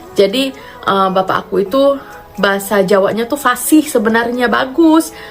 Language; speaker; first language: Indonesian; native; Indonesian